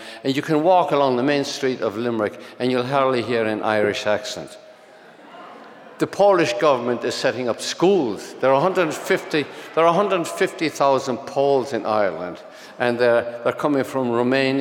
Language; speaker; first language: English; native; English